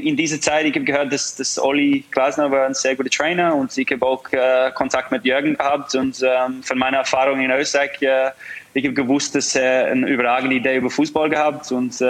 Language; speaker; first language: German; non-native, fluent; English